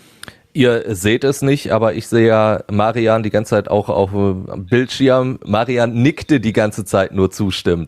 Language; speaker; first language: German; native; German